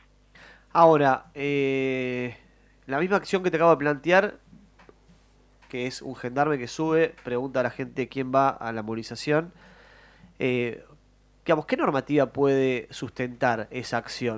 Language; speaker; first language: Spanish; native; Spanish